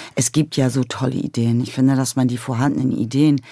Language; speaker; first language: German; native; German